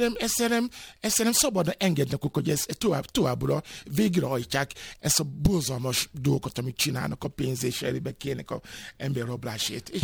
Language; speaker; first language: Hungarian; non-native, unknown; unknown